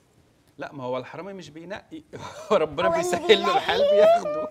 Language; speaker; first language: Arabic; native; Arabic